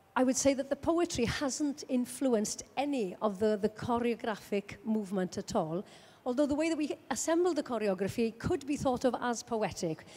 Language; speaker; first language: English; native; English